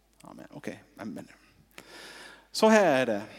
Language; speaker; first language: Swedish; non-native, fluent; English